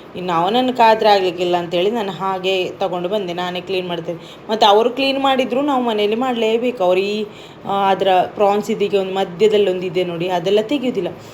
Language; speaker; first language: Kannada; non-native, local second language; Tulu